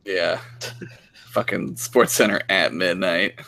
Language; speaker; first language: English; native; English